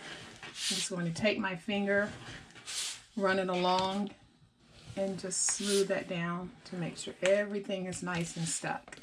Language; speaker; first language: English; native; English